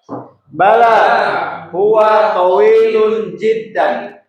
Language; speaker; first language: Arabic; non-native, learner; Indonesian